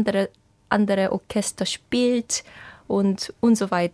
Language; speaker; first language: German; non-native, fluent; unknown